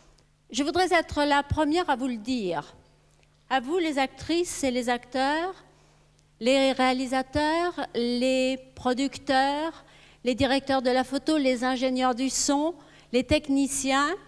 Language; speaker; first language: French; native; French